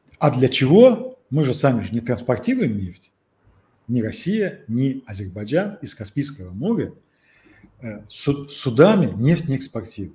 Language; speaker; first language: Russian; non-native, local second language; Azerbaijani